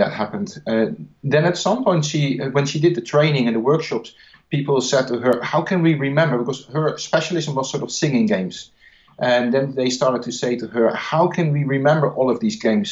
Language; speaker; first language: English; non-native, fluent; Dutch